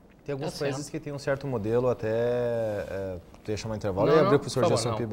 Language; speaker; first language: Portuguese; native; Portuguese